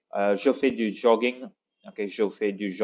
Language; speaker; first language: French; non-native, fluent; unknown